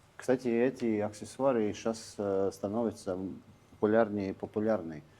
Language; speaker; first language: Russian; non-native, local second language; Latvian